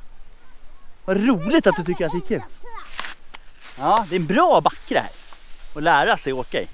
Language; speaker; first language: Swedish; native; Swedish